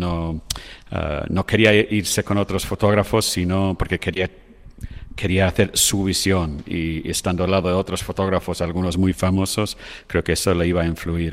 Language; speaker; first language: Spanish; non-native, fluent; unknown